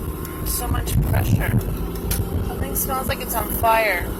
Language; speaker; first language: English; native; English